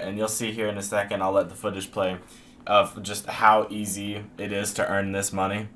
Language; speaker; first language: English; native; English